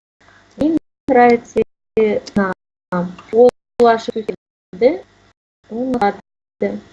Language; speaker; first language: Kazakh; non-native, learner; Russian